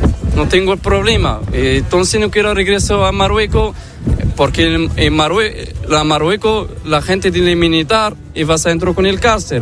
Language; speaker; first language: Spanish; non-native, learner; Arabic